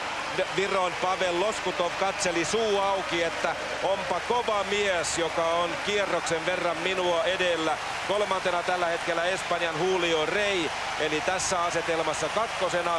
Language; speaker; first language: Finnish; native; Finnish